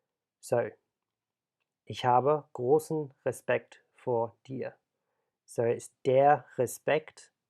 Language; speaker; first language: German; non-native, fluent; English